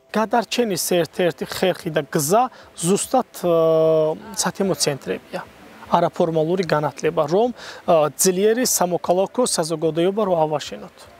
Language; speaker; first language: Georgian; non-native, local second language; Azerbaijani